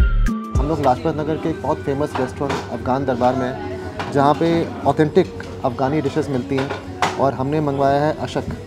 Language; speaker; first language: Hindi; native; Hindi